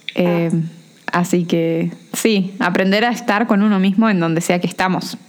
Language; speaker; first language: Spanish; native; Spanish